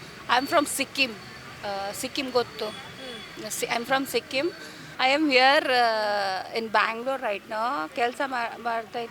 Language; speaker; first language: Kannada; non-native, learner; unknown